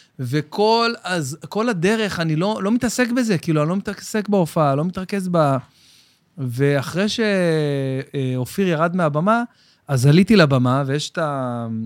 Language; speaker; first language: Hebrew; native; Hebrew